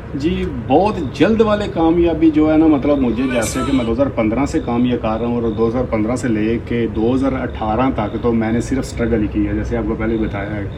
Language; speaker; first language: Urdu; non-native, local second language; Punjabi